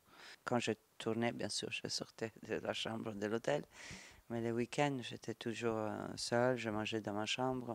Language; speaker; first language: French; non-native, fluent; Italian